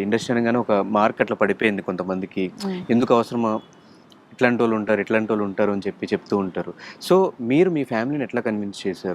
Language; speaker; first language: Telugu; native; Telugu